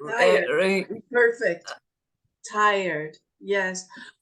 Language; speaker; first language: English; non-native, fluent; Portuguese